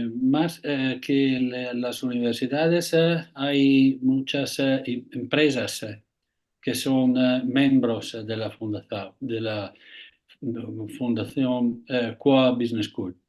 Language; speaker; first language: Spanish; non-native, fluent; Italian